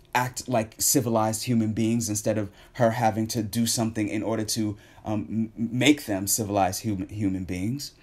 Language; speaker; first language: English; native; English